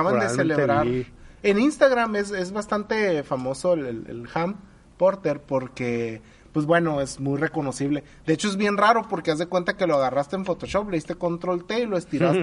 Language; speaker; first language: Spanish; native; Spanish